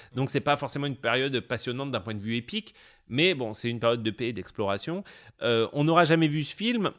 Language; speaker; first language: French; native; French